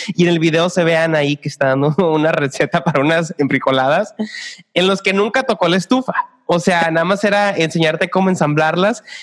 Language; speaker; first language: Spanish; native; Spanish